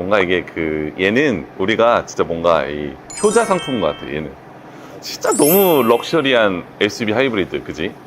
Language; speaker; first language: Korean; native; Korean